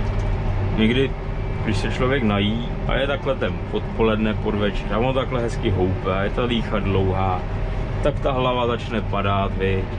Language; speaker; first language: Czech; native; Czech